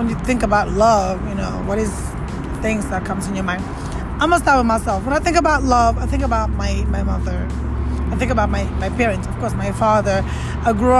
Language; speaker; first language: English; non-native, local second language; Wolof